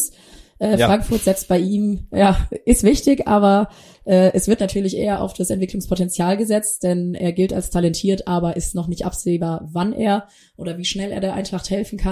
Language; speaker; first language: German; native; German